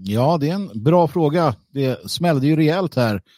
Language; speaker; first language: Swedish; native; Swedish